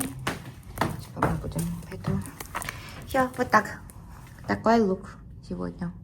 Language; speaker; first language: Russian; non-native, fluent; Korean